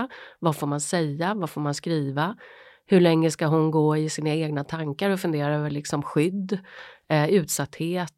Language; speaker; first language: Swedish; native; Swedish